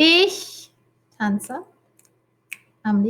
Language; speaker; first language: German; non-native, fluent; English